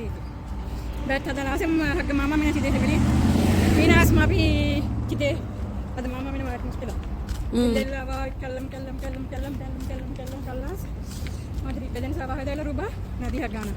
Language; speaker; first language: Arabic; non-native, learner; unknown